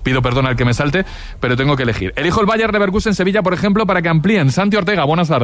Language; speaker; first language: Spanish; native; Spanish